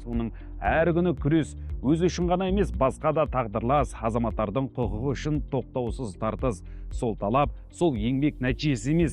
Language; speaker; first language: Kazakh; native; Kazakh